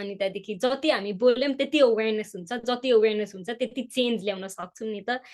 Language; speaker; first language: Nepali; early bilingual, heritage; Nepali